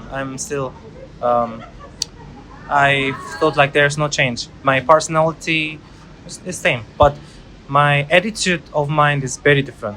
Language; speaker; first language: English; non-native, learner; Korean